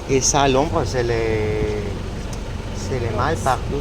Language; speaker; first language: French; non-native, learner; Spanish